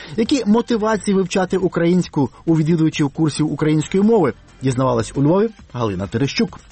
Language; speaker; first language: Ukrainian; native; Ukrainian